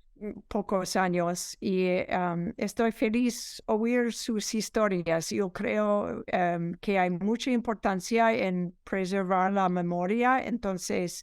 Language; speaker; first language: Spanish; non-native, fluent; English